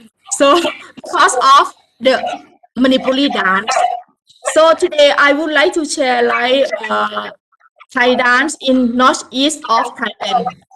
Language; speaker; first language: English; non-native, learner; Thai